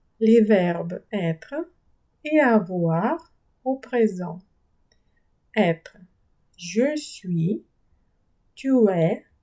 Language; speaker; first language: French; non-native, fluent; Ukrainian